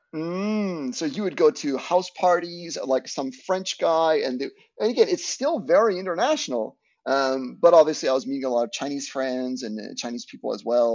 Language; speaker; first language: English; native; English